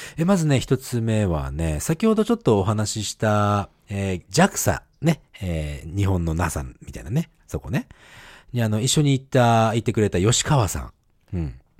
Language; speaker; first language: Japanese; native; Japanese